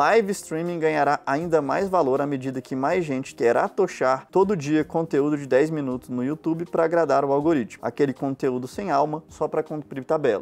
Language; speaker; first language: Portuguese; native; Portuguese